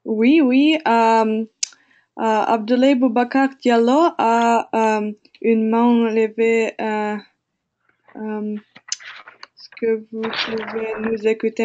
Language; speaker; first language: French; non-native, fluent; English